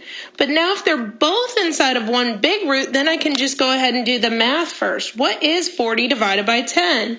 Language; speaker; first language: English; native; English